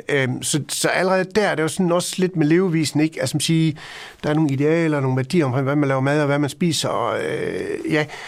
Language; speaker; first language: Danish; native; Danish